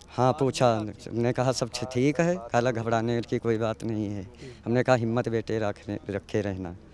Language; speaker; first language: Hindi; native; Hindi